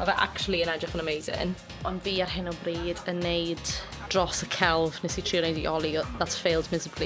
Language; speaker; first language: Welsh; native; Welsh